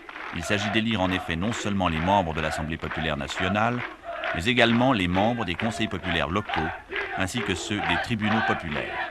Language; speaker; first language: French; native; French